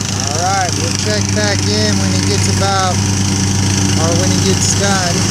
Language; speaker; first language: English; native; English